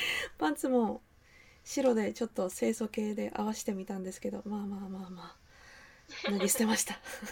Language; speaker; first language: Japanese; native; Japanese